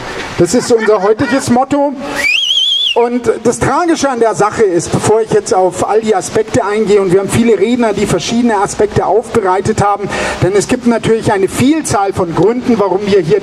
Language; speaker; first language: German; native; German